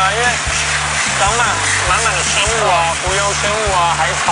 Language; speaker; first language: Chinese; native; Chinese